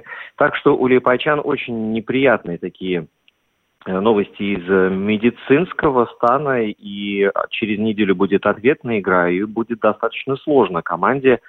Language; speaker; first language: Russian; native; Russian